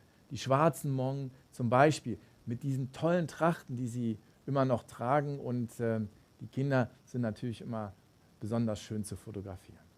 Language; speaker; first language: German; native; German